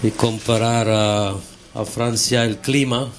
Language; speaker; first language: Spanish; non-native, fluent; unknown